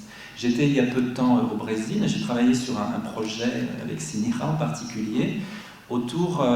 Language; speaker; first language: French; native; French